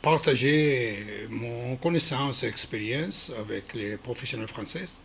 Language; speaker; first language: French; non-native, learner; Hebrew